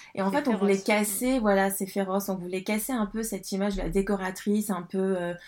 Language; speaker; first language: French; native; French